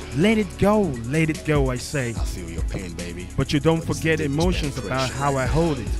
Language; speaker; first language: English; non-native, local second language; Yoruba